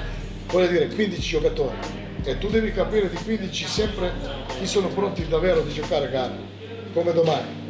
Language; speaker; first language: Italian; non-native, fluent; Serbian